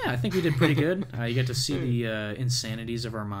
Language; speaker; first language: English; native; English